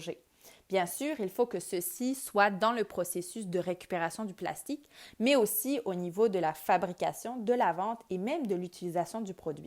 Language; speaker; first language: French; native; French